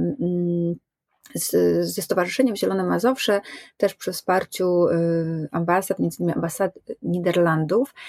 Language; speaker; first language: Polish; native; Polish